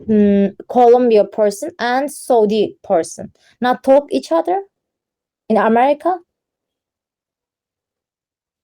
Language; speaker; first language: English; non-native, learner; Turkish